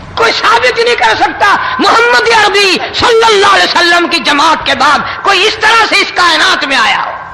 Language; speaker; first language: Urdu; non-native, local second language; Saraiki